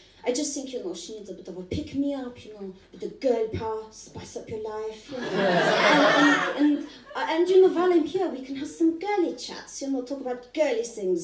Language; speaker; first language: English; native; English